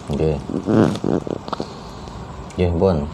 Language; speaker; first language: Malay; non-native, local second language; Javanese